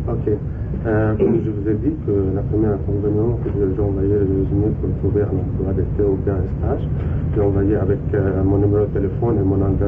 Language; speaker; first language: French; non-native, learner; Arabic